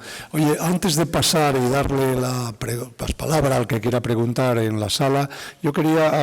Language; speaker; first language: Spanish; native; Spanish